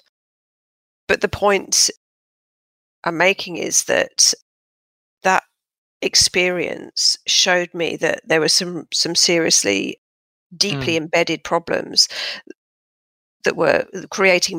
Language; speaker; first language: English; native; English